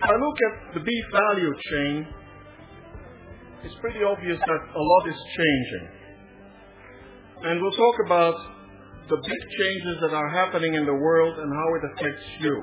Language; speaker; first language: English; non-native, fluent; Dutch